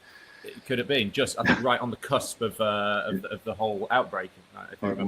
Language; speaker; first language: English; native; English